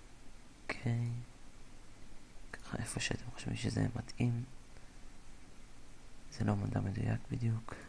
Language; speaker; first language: Hebrew; native; Hebrew